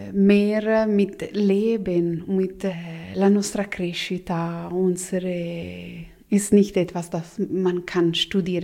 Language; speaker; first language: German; non-native, local second language; Italian